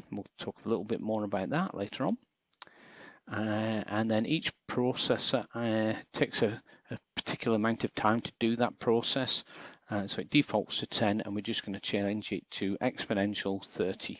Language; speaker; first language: English; native; English